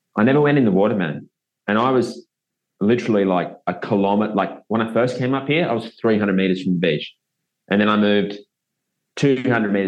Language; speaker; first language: English; native; English